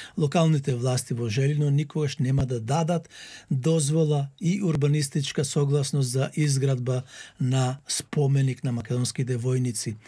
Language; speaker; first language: Macedonian; native; Macedonian